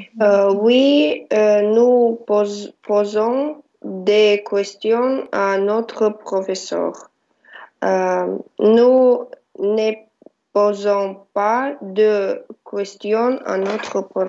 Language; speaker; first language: French; non-native, learner; Russian